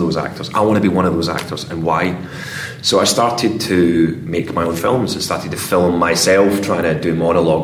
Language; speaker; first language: English; native; English